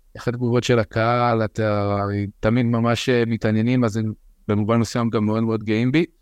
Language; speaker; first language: Hebrew; early bilingual, other home language; French